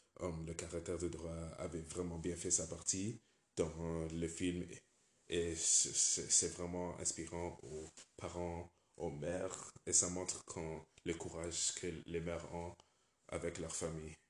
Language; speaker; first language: French; non-native, learner; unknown